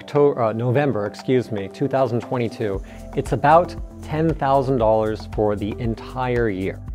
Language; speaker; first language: English; native; English